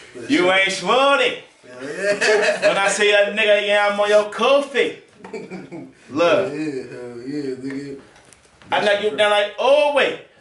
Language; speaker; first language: English; native; English